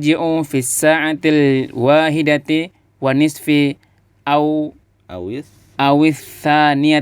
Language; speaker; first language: Arabic; non-native, learner; Indonesian